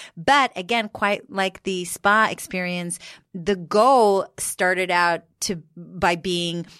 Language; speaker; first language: English; non-native, fluent; Hebrew